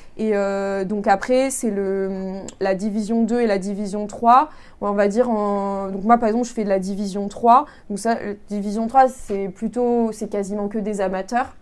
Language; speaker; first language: French; native; French